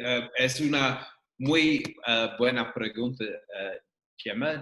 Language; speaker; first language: Spanish; non-native, fluent; English